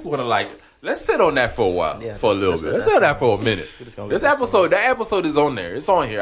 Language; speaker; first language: English; non-native, fluent; Haitian Creole